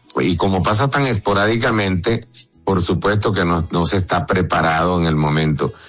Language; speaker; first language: Spanish; native; Spanish